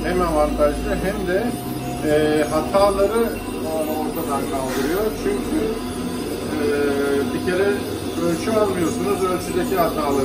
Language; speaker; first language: Turkish; native; Turkish